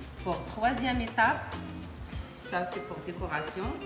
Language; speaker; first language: French; non-native, learner; Arabic